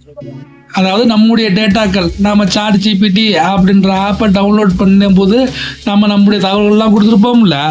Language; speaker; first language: Tamil; native; Tamil